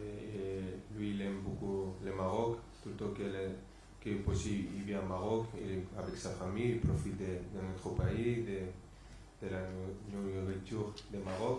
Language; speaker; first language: French; non-native, fluent; Spanish